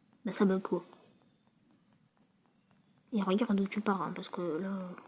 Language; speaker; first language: French; native; French